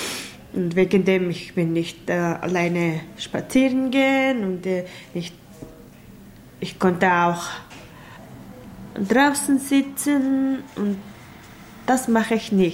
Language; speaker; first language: German; non-native, learner; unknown